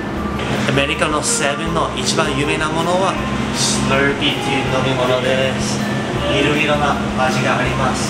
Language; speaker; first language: Japanese; non-native, learner; English